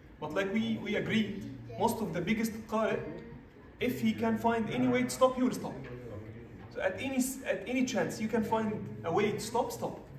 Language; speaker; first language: English; non-native, fluent; Arabic